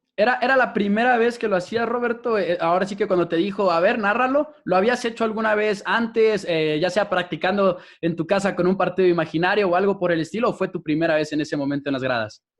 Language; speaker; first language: Spanish; native; Spanish